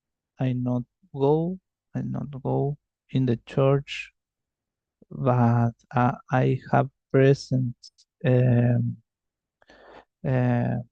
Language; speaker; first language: English; non-native, learner; Spanish